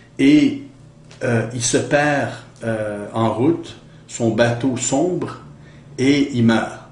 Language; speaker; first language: French; native; French